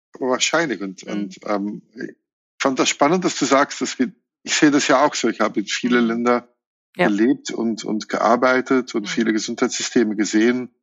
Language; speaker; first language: German; non-native, fluent; Dutch